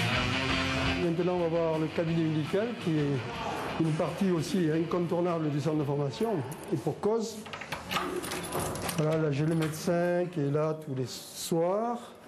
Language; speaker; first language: French; native; French